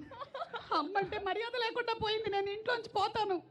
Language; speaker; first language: Telugu; native; Telugu